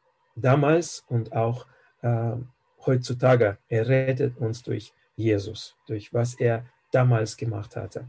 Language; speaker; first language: German; non-native, fluent; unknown